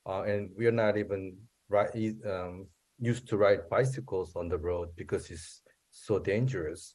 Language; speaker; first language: English; non-native, fluent; Korean